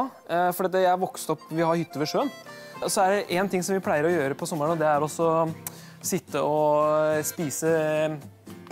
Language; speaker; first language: Norwegian; native; Norwegian